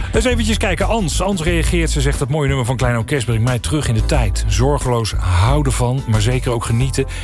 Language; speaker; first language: Dutch; native; Dutch